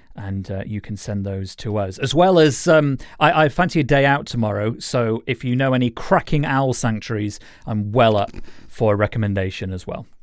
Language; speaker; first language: English; native; English